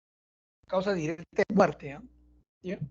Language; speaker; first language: Spanish; native; Spanish